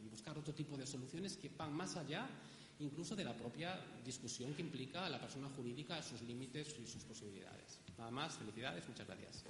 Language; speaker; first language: Spanish; native; Spanish